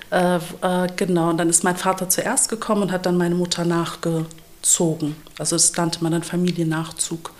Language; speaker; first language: German; native; German